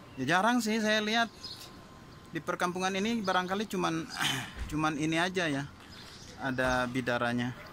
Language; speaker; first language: Indonesian; non-native, local second language; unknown